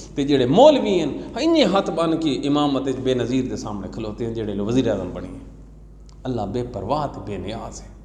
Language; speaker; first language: Urdu; non-native, local second language; Saraiki